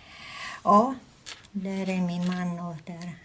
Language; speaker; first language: Swedish; non-native, learner; Finnish